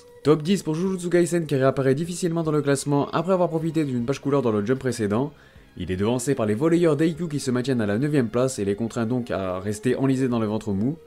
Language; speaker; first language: French; native; French